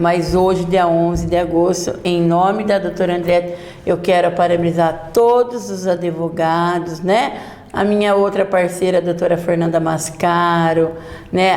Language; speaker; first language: Portuguese; native; Portuguese